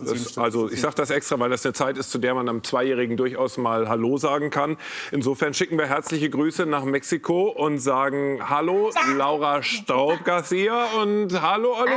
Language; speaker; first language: German; native; German